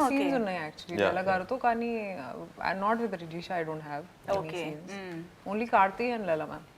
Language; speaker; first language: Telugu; non-native, learner; Hindi